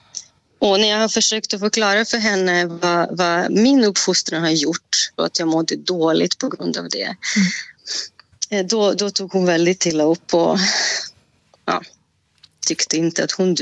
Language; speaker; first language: Swedish; non-native, fluent; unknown